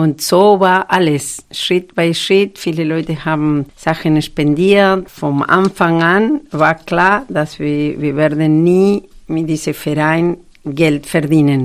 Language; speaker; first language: German; non-native, fluent; Spanish